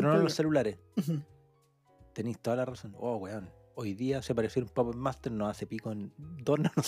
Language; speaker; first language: Spanish; native; Spanish